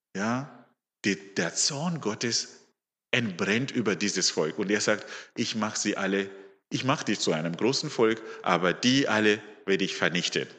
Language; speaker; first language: German; non-native, fluent; Shona